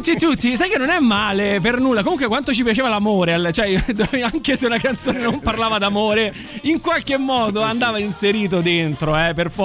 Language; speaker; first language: Italian; native; Italian